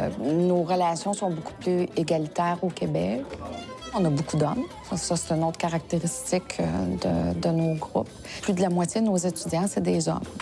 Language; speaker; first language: French; native; French